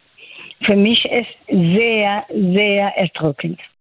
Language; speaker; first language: German; non-native, fluent; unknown